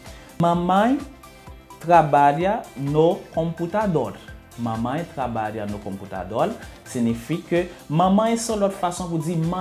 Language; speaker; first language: Portuguese; non-native, learner; Haitian Creole